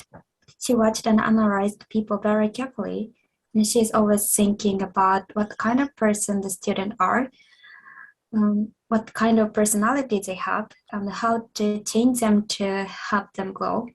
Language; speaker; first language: English; non-native, fluent; Japanese